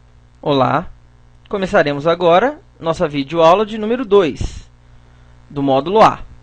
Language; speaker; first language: Portuguese; native; Portuguese